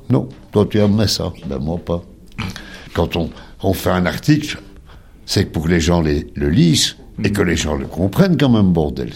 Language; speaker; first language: French; native; French